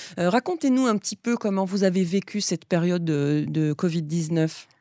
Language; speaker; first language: French; native; French